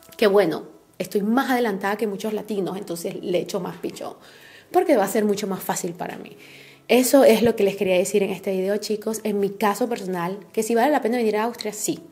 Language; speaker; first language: Spanish; native; Spanish